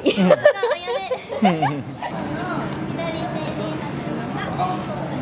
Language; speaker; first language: Japanese; native; Japanese